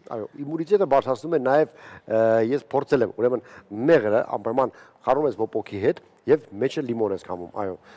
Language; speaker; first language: Armenian; native; Armenian